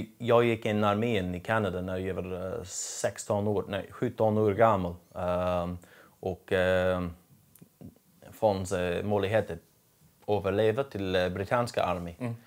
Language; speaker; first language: Swedish; non-native, learner; English